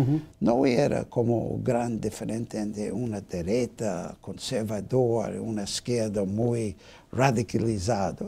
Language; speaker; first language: Portuguese; non-native, fluent; English